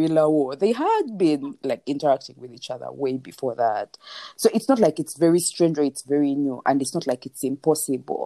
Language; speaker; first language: English; non-native, local second language; Nyankole